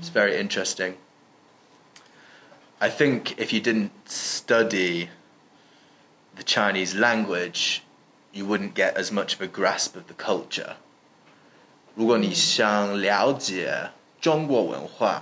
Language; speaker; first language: English; native; English